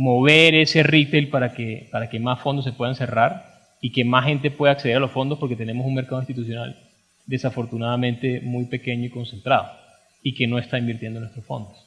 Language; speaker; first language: Spanish; native; Spanish